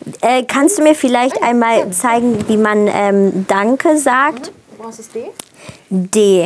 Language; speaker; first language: German; native; German